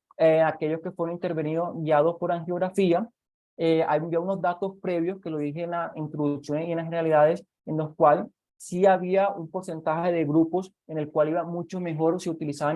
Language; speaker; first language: Spanish; native; Spanish